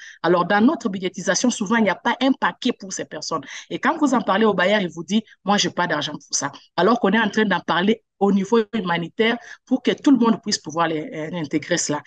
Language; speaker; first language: French; non-native, local second language; Swahili